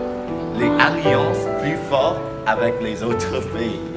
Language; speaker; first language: French; non-native, learner; English